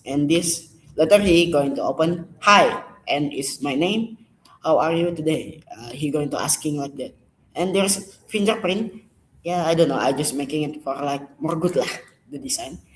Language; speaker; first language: English; non-native, learner; Indonesian